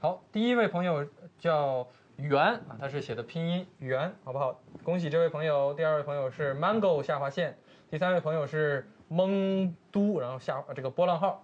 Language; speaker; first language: Chinese; native; Chinese